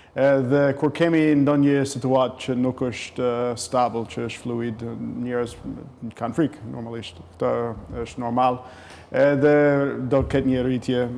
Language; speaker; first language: Albanian; non-native, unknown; English